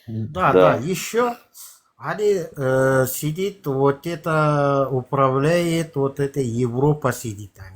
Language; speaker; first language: Russian; non-native, local second language; Kazakh